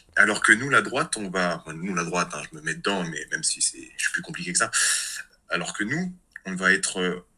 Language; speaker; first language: French; native; French